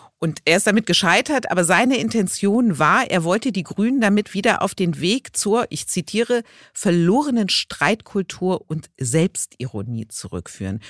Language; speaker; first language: German; native; German